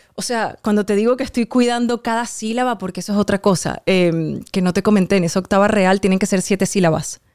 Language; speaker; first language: Spanish; native; Spanish